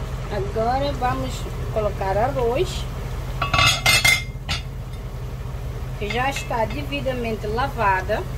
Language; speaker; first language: Portuguese; non-native, local second language; Upper Guinea Crioulo